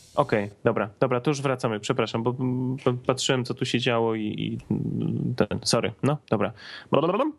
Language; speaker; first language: Polish; native; Polish